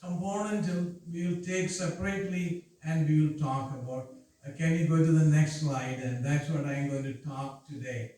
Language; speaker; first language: English; non-native, local second language; Malayalam